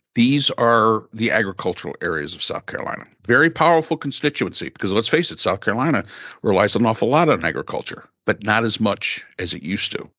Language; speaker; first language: English; native; English